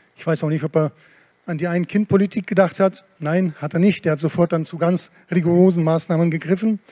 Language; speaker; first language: German; early bilingual, other home language; Russian